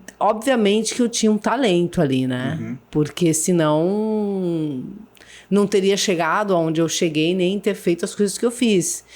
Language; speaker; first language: Portuguese; early bilingual, other home language; Spanish